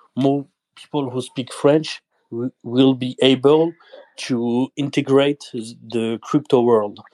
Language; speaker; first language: English; non-native, learner; French